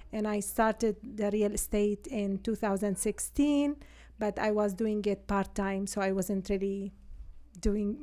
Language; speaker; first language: English; non-native, fluent; Arabic